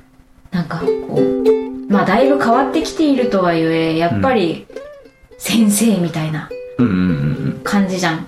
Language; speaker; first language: Japanese; native; Japanese